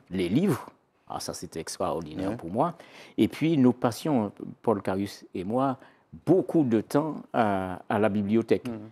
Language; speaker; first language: French; native; French